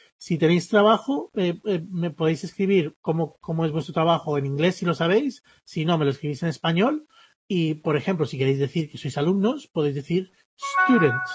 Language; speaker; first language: Spanish; early bilingual, other home language; English